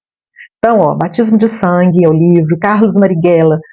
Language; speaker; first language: Portuguese; native; Portuguese